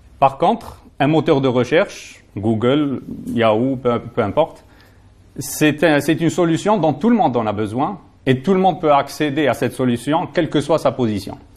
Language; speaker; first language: French; non-native, local second language; Arabic